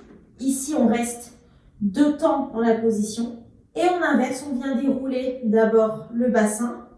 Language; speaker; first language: French; native; French